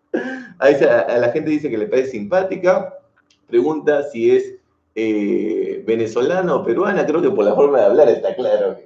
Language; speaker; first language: Spanish; native; Spanish